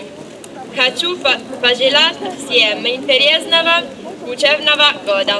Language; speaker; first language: Russian; non-native, learner; Italian